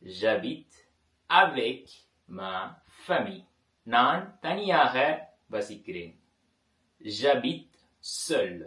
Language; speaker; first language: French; non-native, fluent; Tamil